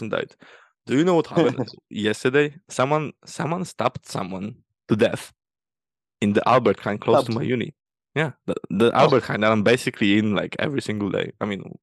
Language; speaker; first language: English; non-native, fluent; Polish